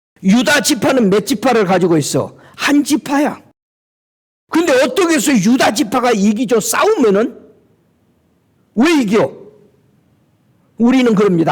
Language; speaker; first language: Korean; native; Korean